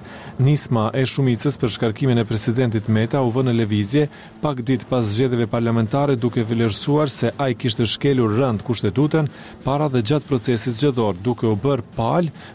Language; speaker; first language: Albanian; native; Albanian